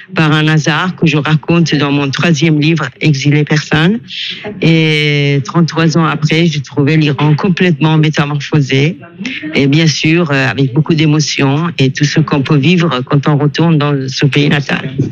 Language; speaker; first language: French; non-native, fluent; Persian